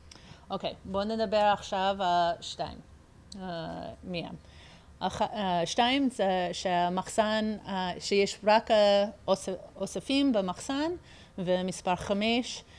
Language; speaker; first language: Hebrew; early bilingual, heritage; English